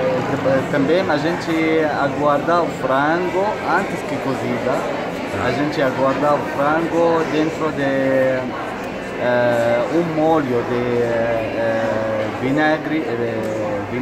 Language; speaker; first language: Portuguese; non-native, fluent; Arabic